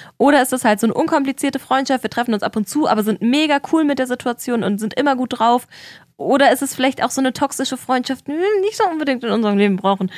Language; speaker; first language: German; native; German